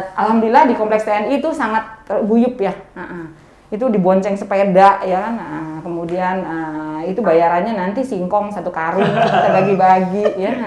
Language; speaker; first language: Indonesian; native; Indonesian